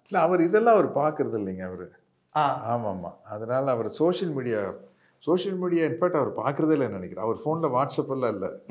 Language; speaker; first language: Tamil; native; Tamil